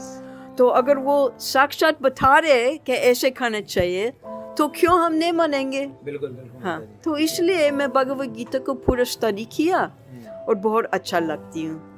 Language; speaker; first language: Hindi; non-native, learner; English